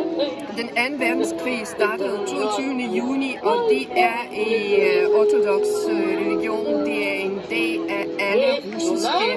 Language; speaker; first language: Danish; non-native, fluent; Russian